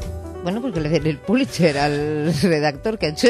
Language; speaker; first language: Spanish; native; Spanish